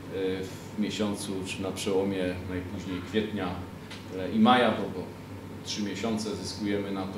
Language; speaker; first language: Polish; native; Polish